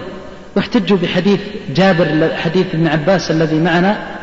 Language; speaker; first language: Arabic; native; Arabic